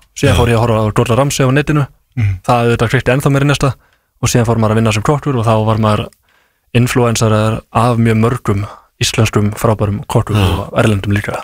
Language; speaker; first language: Icelandic; native; Icelandic